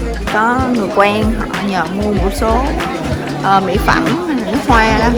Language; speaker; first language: Vietnamese; native; Vietnamese